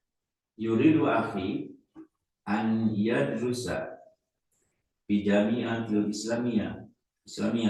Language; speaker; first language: Arabic; non-native, learner; Indonesian